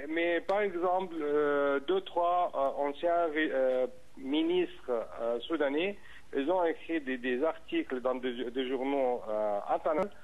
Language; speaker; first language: French; non-native, fluent; Arabic